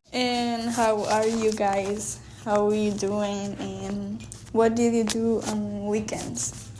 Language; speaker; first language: English; non-native, learner; Spanish